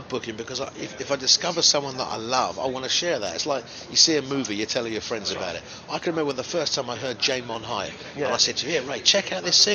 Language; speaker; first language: English; native; English